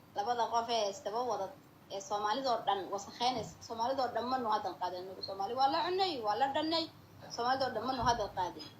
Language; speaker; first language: Somali; non-native, local second language; Oromo